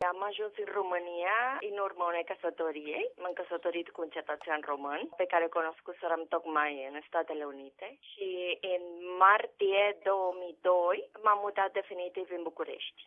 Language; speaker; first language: Romanian; non-native, fluent; Spanish